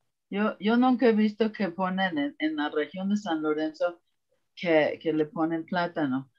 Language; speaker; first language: Spanish; native; Spanish